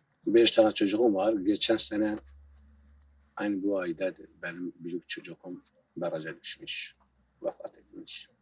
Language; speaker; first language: Turkish; non-native, local second language; Kurdish